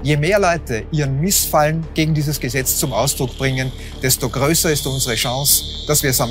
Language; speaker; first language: German; native; German